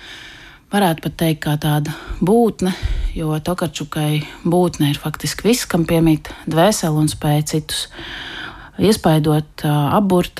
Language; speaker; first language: Latvian; native; Latvian